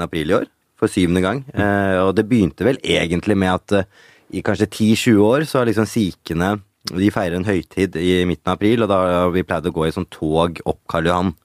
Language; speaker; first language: Norwegian; early bilingual, other home language; Punjabi